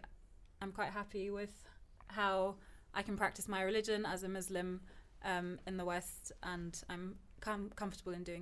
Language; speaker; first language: English; early bilingual, other home language; Turkish